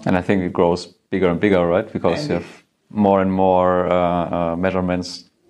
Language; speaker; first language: English; non-native, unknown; German